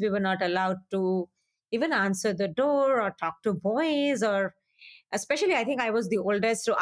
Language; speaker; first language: English; non-native, local second language; Hindi